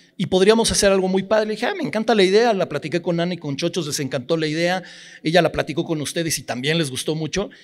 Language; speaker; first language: Spanish; native; Spanish